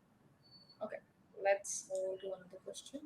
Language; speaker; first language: English; non-native, local second language; Hindi